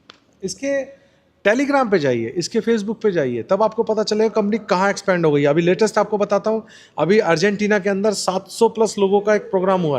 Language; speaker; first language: Hindi; native; Hindi